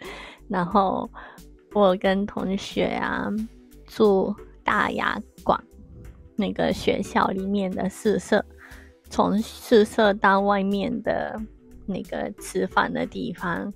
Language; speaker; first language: Chinese; non-native, fluent; Japanese